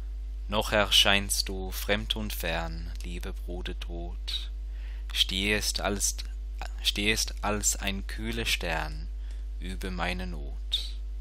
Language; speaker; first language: German; non-native, fluent; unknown